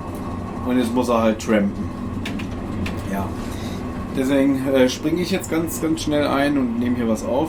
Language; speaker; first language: German; native; German